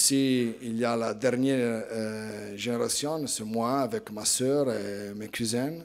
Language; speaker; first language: French; non-native, fluent; Italian